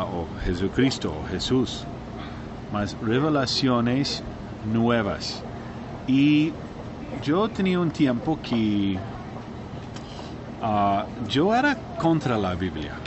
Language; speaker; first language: Spanish; non-native, learner; English